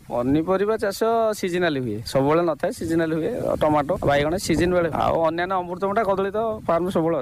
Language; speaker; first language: Odia; native; Odia